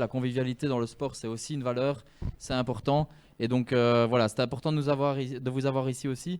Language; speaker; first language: French; native; French